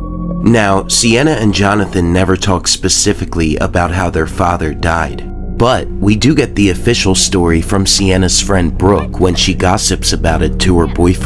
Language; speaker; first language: English; native; English